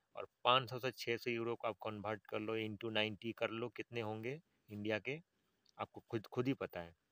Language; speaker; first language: Hindi; native; Hindi